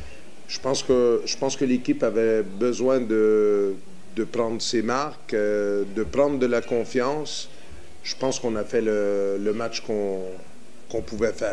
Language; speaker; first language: French; native; French